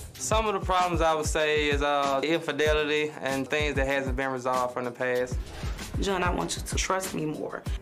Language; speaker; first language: English; native; English